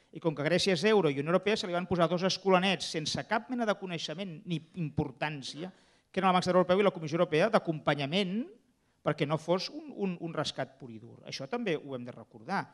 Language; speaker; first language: Catalan; native; Catalan